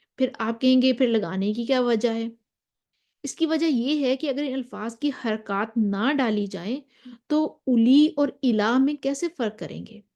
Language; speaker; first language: Urdu; native; Urdu